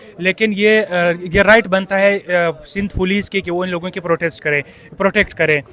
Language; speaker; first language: Urdu; non-native, local second language; Pashto